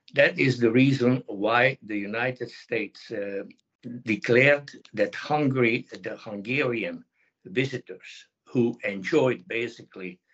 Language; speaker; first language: English; non-native, fluent; Hungarian